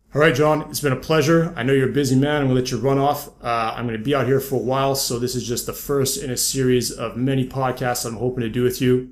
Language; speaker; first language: English; native; English